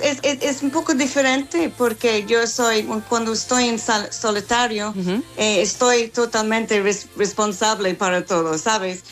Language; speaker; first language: Spanish; non-native, fluent; English